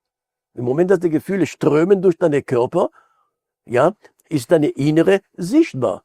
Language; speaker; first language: German; non-native, fluent; Hebrew